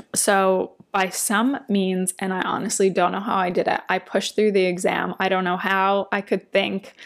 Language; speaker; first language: English; native; English